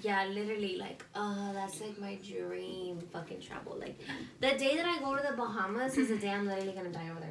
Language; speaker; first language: English; early bilingual, other home language; Spanish